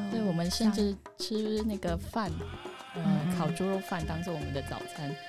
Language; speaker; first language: Chinese; non-native, fluent; Vietnamese